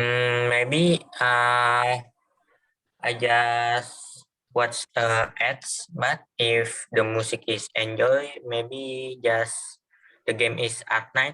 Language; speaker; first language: English; non-native, learner; Indonesian